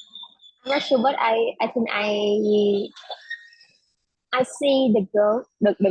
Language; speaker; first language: English; non-native, learner; Vietnamese